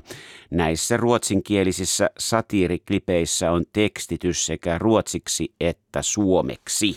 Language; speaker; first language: Finnish; native; Finnish